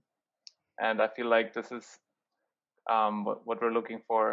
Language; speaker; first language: English; non-native, fluent; German